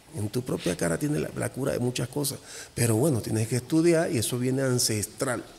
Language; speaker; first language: Spanish; native; Spanish